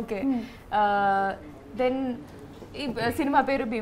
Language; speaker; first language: Telugu; non-native, learner; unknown